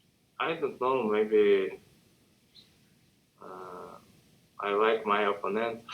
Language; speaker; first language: English; non-native, learner; Russian